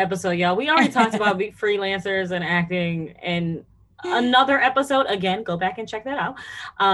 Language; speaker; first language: English; native; English